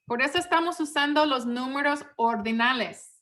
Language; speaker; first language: Spanish; non-native, fluent; English